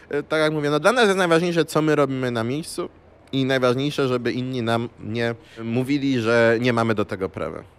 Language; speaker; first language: Polish; native; Polish